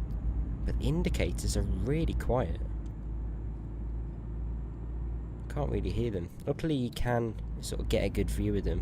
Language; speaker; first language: English; native; English